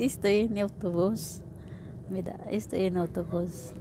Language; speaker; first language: Spanish; non-native, learner; Filipino